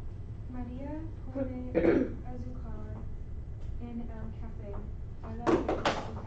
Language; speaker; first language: Spanish; non-native, learner; English